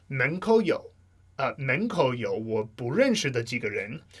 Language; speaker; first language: Chinese; non-native, fluent; English